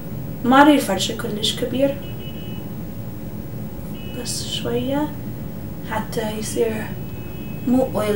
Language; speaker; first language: Arabic; early bilingual, heritage; English